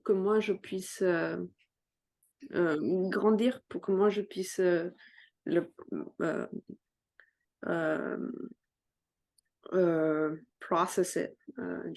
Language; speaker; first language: French; non-native, fluent; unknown